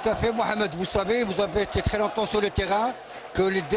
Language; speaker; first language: French; non-native, local second language; Arabic